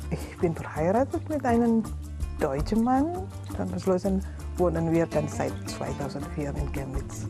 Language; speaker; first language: German; non-native, learner; Indonesian